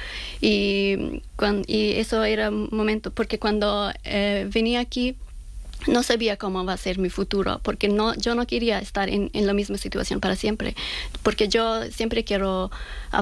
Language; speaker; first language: Spanish; non-native, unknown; Persian